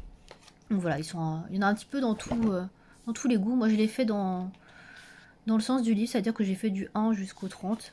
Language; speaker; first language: French; native; French